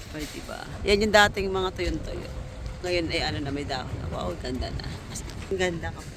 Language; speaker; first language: Filipino; native; Filipino